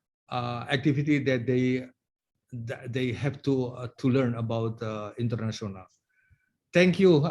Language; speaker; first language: English; non-native, learner; Indonesian